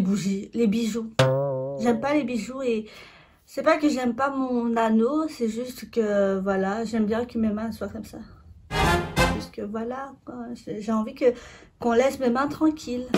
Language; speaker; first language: French; native; French